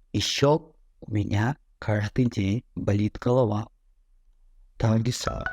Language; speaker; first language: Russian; non-native, fluent; Tajik